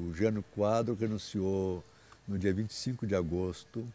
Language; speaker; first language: Portuguese; native; Portuguese